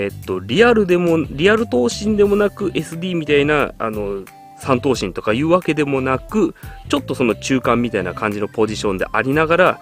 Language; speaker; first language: Japanese; native; Japanese